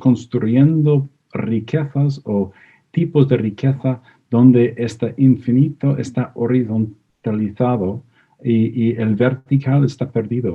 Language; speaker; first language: Spanish; non-native, fluent; English